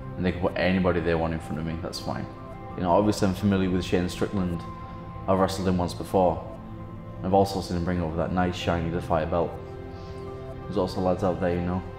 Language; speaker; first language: English; native; English